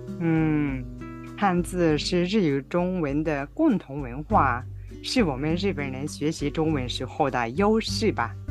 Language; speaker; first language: Chinese; non-native, fluent; Japanese